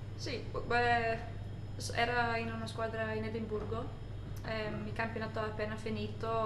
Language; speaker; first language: Italian; non-native, fluent; English